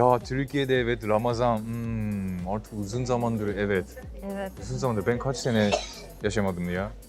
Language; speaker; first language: Turkish; non-native, fluent; Japanese